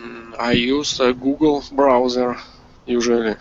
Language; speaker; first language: English; non-native, learner; Russian